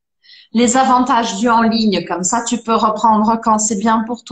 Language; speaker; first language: French; non-native, fluent; Portuguese